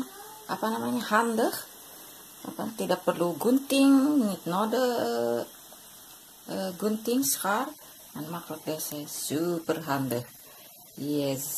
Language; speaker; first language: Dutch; non-native, learner; Indonesian